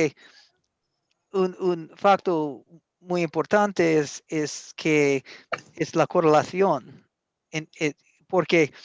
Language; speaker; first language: Spanish; non-native, learner; English